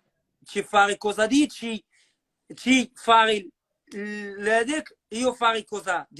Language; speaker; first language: Italian; non-native, learner; Arabic